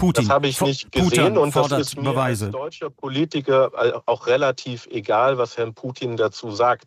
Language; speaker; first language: German; native; German